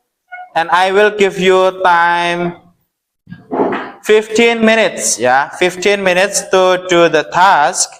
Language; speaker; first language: English; non-native, learner; Indonesian